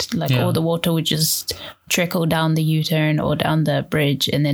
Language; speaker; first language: English; native; English